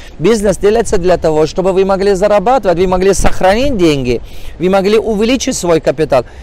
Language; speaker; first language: Russian; non-native, local second language; Tajik